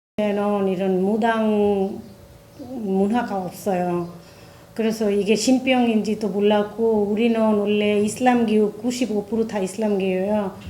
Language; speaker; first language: Korean; non-native, fluent; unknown